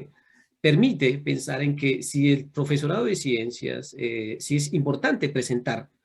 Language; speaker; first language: Spanish; native; Spanish